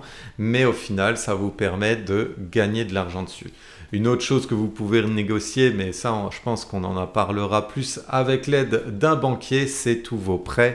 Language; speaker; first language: French; native; French